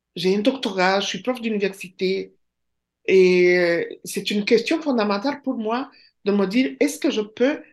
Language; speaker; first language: French; non-native, local second language; Kinyarwanda